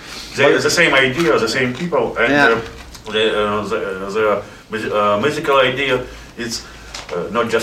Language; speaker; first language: English; non-native, learner; Russian